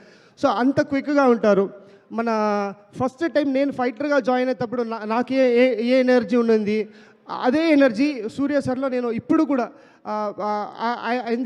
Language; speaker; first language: Telugu; non-native, learner; Kannada